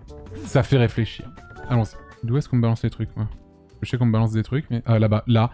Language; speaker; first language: French; native; French